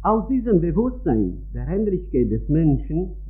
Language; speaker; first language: German; non-native, fluent; Italian